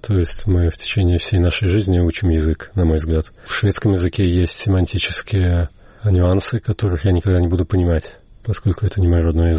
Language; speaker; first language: Russian; native; Russian